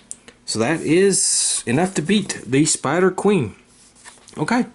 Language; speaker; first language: English; native; English